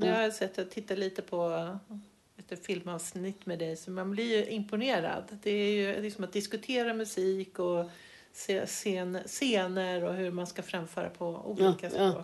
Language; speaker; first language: Swedish; native; Swedish